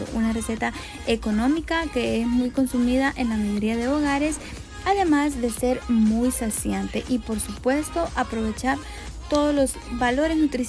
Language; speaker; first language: Spanish; native; Spanish